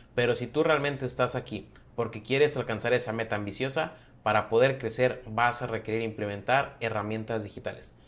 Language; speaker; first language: Spanish; native; Spanish